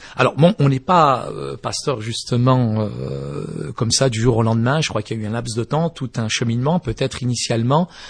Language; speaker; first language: French; early bilingual, other home language; Berber languages